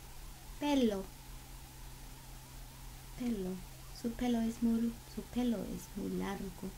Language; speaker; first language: Spanish; non-native, learner; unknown